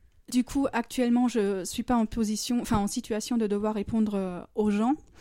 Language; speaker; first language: French; non-native, fluent; German